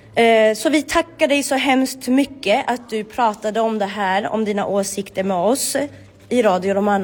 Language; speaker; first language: Swedish; non-native, local second language; Romany